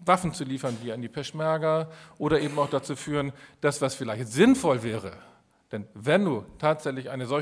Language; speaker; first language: German; native; German